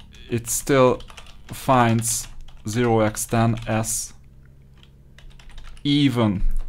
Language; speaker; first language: English; non-native, fluent; Hungarian